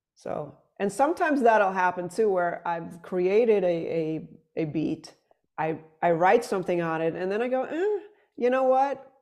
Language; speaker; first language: English; non-native, fluent; Swedish